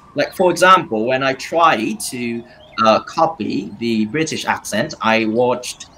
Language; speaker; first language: English; non-native, fluent; Vietnamese